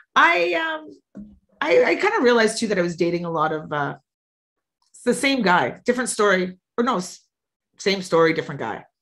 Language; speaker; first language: English; native; English